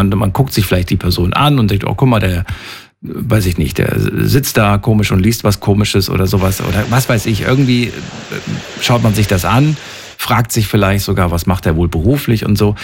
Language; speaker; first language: German; native; German